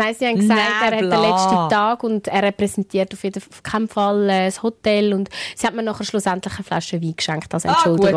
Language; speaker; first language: German; native; German